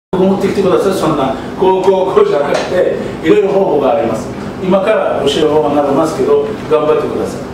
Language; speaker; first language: Japanese; non-native, learner; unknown